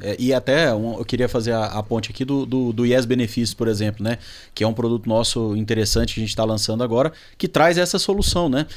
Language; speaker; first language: Portuguese; native; Portuguese